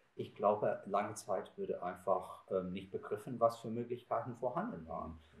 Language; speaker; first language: German; non-native, fluent; English